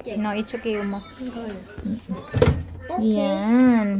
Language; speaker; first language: English; non-native, local second language; Filipino